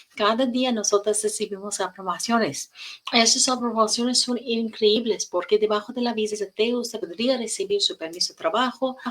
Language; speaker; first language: Spanish; non-native, learner; English